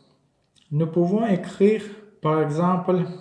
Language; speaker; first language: French; non-native, learner; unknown